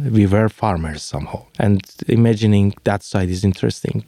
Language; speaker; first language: English; non-native, fluent; Persian